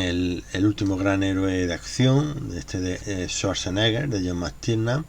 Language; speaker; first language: Spanish; native; Spanish